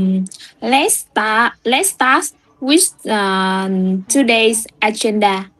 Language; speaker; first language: English; non-native, learner; Vietnamese